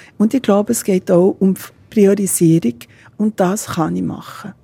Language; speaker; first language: German; non-native, fluent; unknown